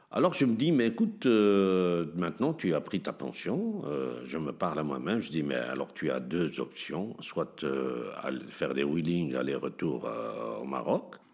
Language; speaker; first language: French; non-native, local second language; Arabic